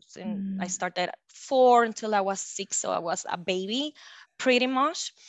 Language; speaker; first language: English; non-native, fluent; Spanish